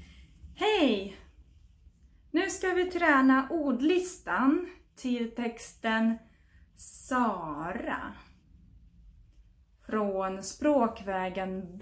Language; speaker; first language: Swedish; non-native, fluent; Russian